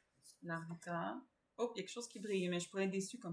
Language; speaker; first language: French; native; French